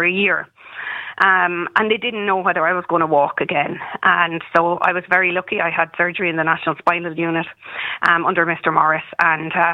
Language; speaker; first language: English; native; English